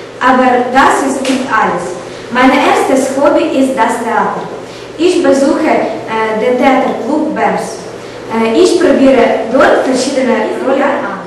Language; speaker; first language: German; non-native, learner; Ukrainian